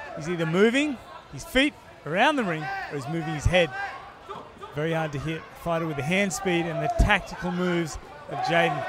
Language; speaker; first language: English; native; English